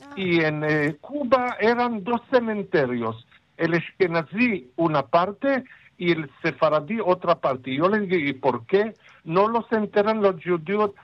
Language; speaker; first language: Spanish; non-native, fluent; Ladino